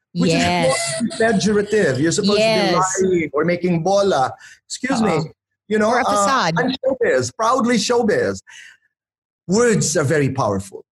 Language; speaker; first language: English; non-native, local second language; Waray